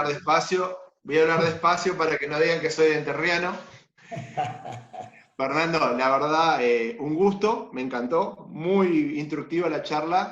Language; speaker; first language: Spanish; native; Spanish